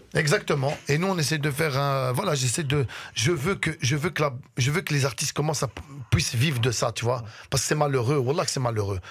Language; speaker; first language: French; early bilingual, other home language; Arabic